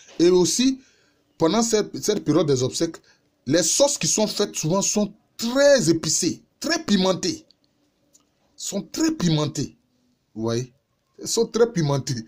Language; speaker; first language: French; non-native, local second language; Baoulé